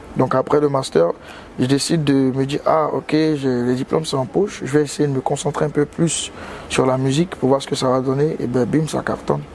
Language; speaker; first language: French; native; French